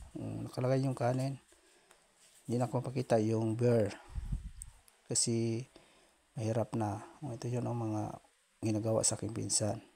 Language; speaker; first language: Filipino; non-native, local second language; Cebuano